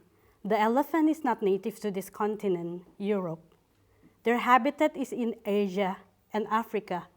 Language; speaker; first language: English; non-native, fluent; Indonesian